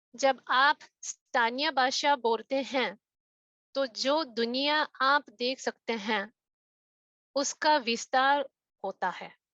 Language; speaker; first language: Hindi; non-native, fluent; Japanese